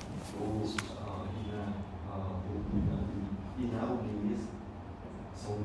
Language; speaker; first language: French; non-native, fluent; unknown